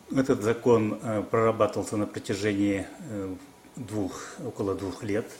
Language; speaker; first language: Russian; non-native, local second language; Kyrgyz